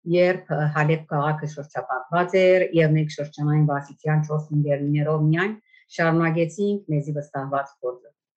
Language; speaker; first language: Armenian; native; Armenian